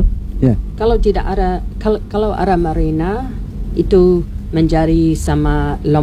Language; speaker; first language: Indonesian; non-native, learner; English